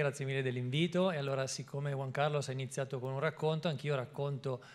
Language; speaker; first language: Italian; native; Italian